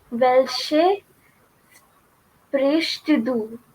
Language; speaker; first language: German; non-native, learner; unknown